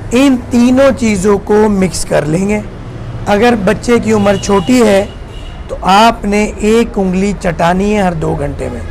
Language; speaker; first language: Urdu; non-native, local second language; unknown